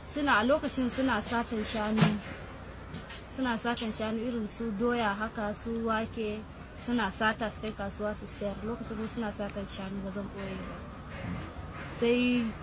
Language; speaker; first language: Hausa; native; Hausa